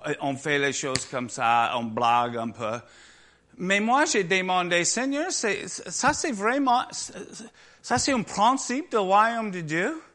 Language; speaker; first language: French; non-native, learner; English